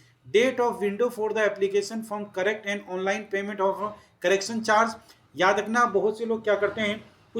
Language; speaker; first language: Hindi; native; Hindi